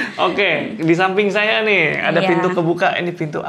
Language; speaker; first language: Indonesian; native; Indonesian